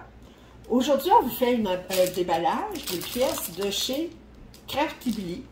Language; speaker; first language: French; native; French